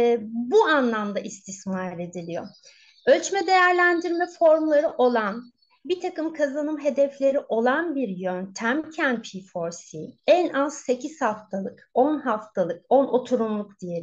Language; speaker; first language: Turkish; native; Turkish